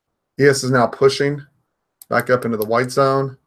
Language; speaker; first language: English; native; English